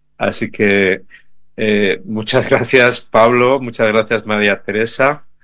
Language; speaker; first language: Spanish; native; Spanish